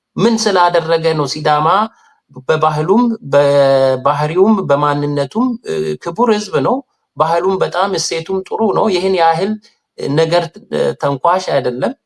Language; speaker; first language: Amharic; non-native, local second language; Sidamo